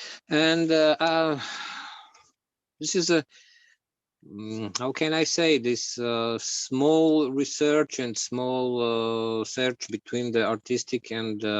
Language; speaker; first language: English; non-native, learner; Georgian